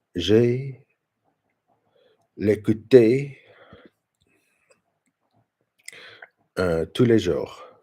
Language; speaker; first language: French; non-native, learner; English